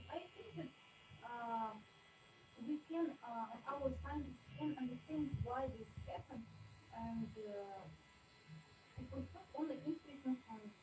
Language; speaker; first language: English; non-native, learner; Ukrainian